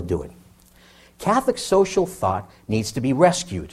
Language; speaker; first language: English; native; English